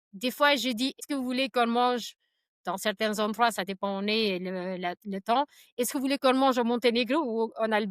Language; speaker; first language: French; non-native, fluent; Albanian